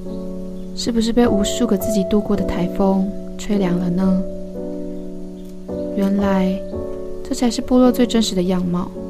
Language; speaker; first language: Chinese; native; Chinese